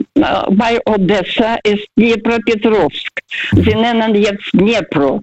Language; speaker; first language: German; non-native, fluent; Russian